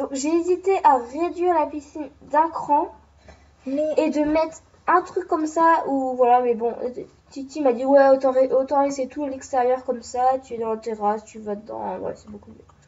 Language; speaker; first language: French; native; French